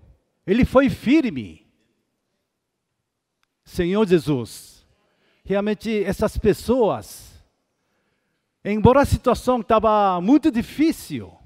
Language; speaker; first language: Portuguese; non-native, fluent; Korean